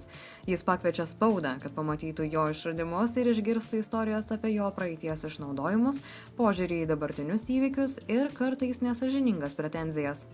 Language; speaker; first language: Lithuanian; native; Lithuanian